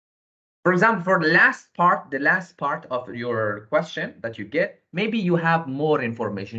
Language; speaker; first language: English; non-native, fluent; Arabic